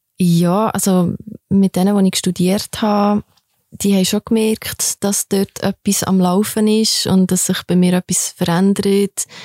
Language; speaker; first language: German; early bilingual, other home language; Albanian